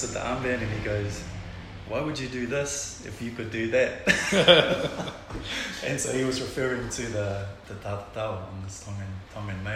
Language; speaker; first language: English; non-native, local second language; Tongan